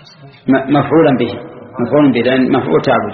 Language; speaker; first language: Arabic; native; Arabic